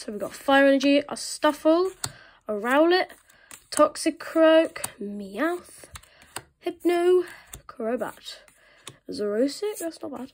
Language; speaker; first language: English; native; English